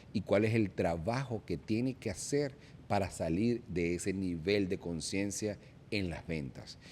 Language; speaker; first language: Spanish; native; Spanish